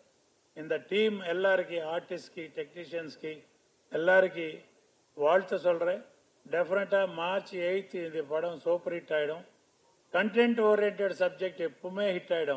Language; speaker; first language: Tamil; non-native, learner; Telugu